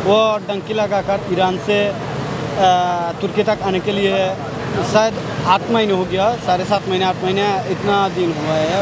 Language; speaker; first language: Hindi; non-native, fluent; Bangla